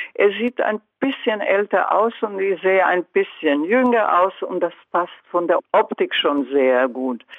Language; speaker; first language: German; non-native, fluent; Croatian